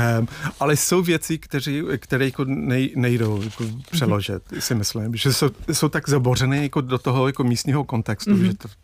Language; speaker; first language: Czech; non-native, fluent; English